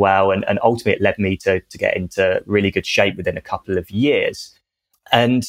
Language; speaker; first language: English; native; English